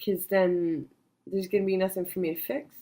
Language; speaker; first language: English; native; English